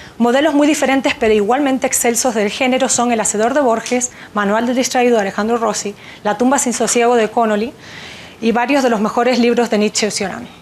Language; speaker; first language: Spanish; native; Spanish